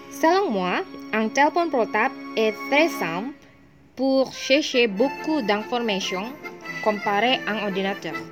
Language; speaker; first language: French; non-native, learner; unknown